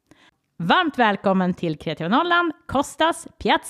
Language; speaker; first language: Swedish; native; Swedish